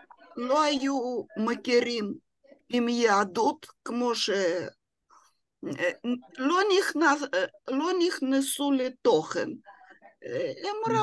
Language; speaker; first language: Hebrew; non-native, fluent; Russian